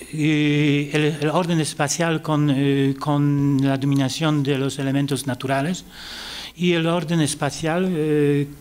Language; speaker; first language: Spanish; non-native, fluent; Polish